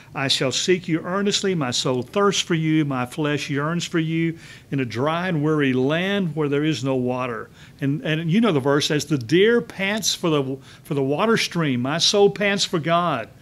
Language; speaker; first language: English; native; English